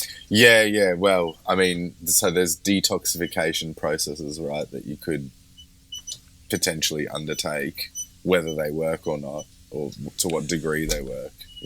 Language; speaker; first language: English; native; English